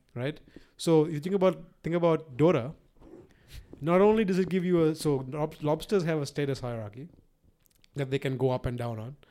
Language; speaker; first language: English; non-native, local second language; Sinhala